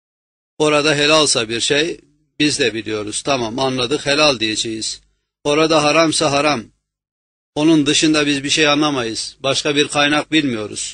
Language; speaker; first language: Turkish; native; Turkish